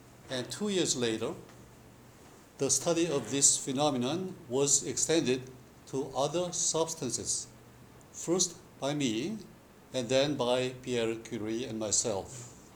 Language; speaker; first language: English; non-native, fluent; Korean